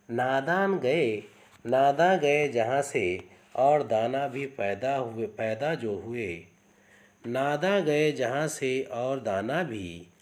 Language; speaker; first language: Urdu; native; Urdu